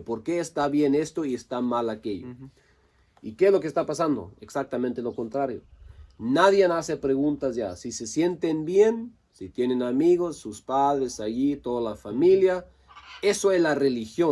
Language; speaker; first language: Spanish; non-native, local second language; Low German